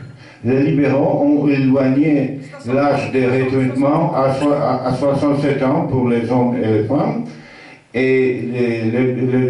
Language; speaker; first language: French; non-native, fluent; Polish